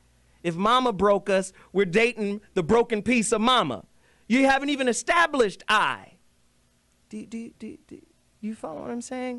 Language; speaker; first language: English; native; English